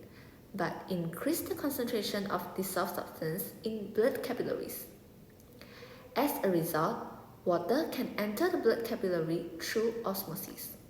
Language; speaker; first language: English; non-native, local second language; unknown